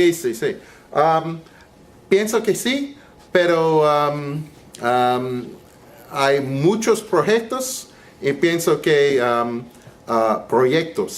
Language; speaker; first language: Spanish; non-native, learner; English